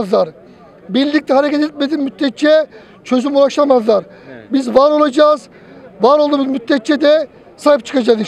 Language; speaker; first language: Turkish; native; Turkish